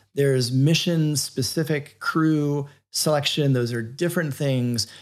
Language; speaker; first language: English; native; English